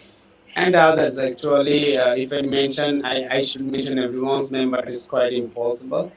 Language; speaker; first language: English; non-native, learner; Bangla